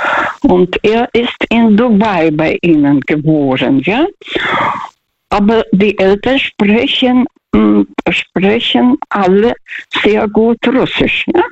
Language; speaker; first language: German; non-native, fluent; Russian